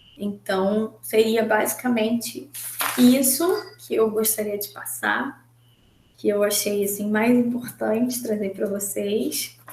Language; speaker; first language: Portuguese; native; Portuguese